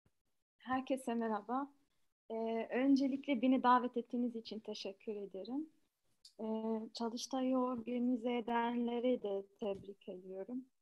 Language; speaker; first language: Turkish; non-native, fluent; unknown